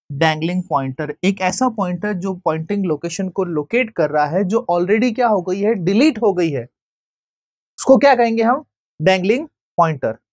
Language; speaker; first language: Hindi; native; Hindi